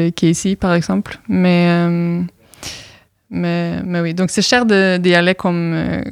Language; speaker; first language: French; non-native, fluent; Norwegian